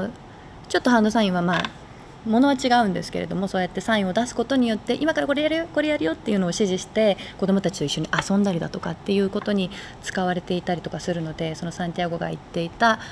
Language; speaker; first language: Japanese; native; Japanese